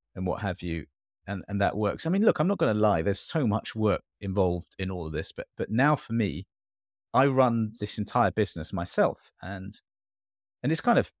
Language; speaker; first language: English; native; English